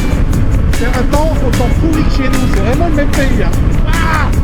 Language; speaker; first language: French; native; French